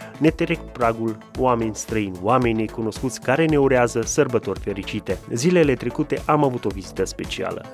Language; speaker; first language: Romanian; native; Romanian